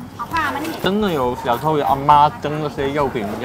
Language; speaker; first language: Chinese; native; Chinese